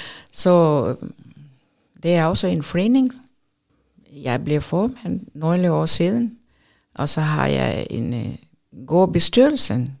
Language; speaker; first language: Danish; non-native, fluent; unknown